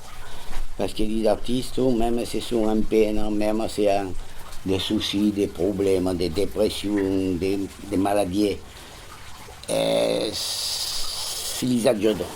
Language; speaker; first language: French; non-native, fluent; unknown